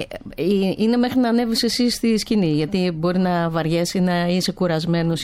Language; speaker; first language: Greek; native; Greek